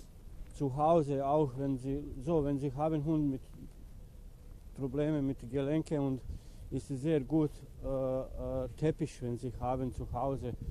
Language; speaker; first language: German; non-native, learner; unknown